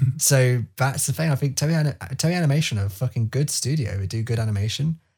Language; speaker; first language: English; native; English